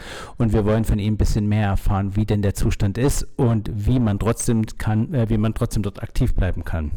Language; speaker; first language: German; native; German